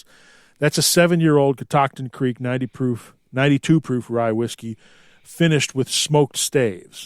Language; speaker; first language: English; native; English